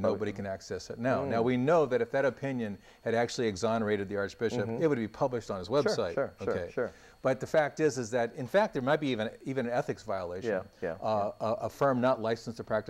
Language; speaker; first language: English; native; English